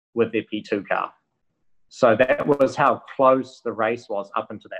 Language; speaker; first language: English; native; English